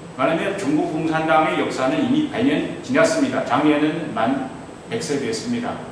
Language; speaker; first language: Korean; non-native, fluent; Chinese